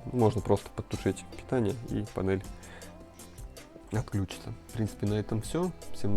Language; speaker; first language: Russian; native; Russian